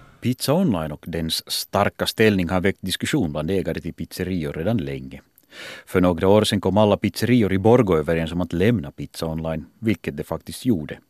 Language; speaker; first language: Swedish; native; Swedish